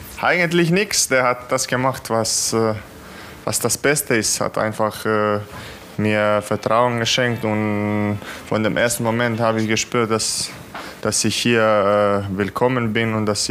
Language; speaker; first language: German; non-native, fluent; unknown